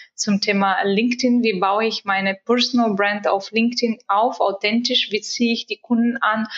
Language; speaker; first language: German; non-native, fluent; Bulgarian